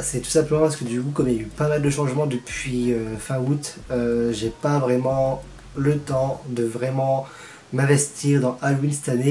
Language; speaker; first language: French; native; French